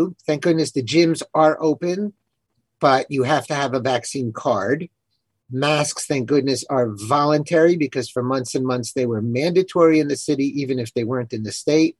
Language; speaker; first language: English; native; English